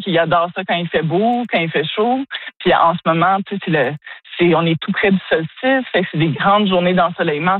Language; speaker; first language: French; native; French